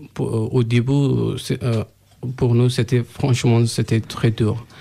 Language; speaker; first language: French; non-native, learner; Persian